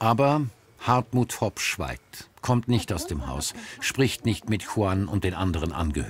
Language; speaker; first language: German; native; German